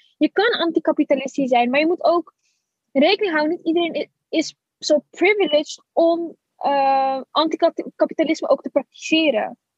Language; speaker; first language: Dutch; early bilingual, other home language; Arabic